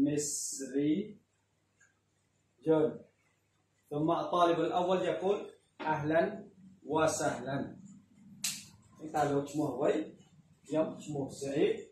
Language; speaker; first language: Arabic; non-native, fluent; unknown